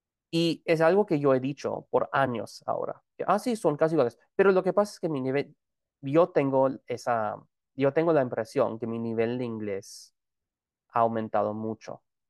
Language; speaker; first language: Spanish; non-native, fluent; Gujarati